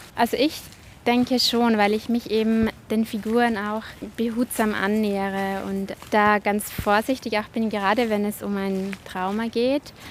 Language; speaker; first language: German; native; German